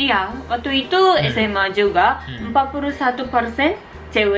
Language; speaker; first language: Indonesian; non-native, learner; Japanese